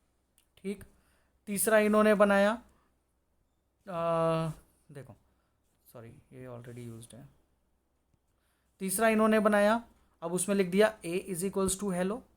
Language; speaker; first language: Hindi; native; Hindi